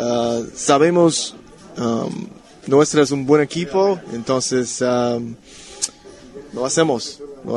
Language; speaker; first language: Spanish; non-native, learner; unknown